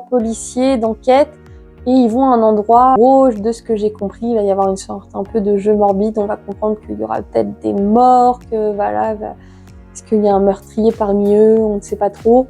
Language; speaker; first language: French; native; French